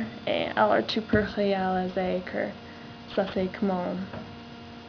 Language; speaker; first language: French; non-native, learner; English